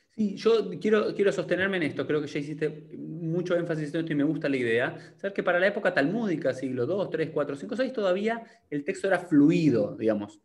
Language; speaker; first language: Spanish; native; Spanish